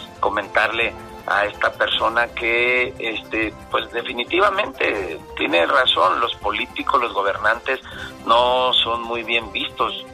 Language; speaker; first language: Spanish; native; Spanish